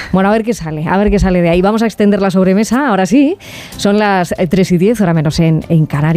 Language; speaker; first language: Spanish; native; Spanish